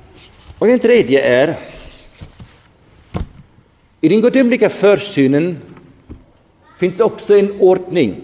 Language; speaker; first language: Swedish; non-native, fluent; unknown